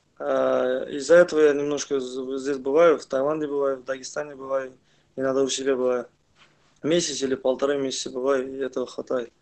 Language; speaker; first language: Russian; non-native, local second language; Kazakh